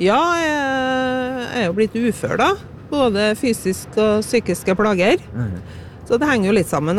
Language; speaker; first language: Norwegian; native; Norwegian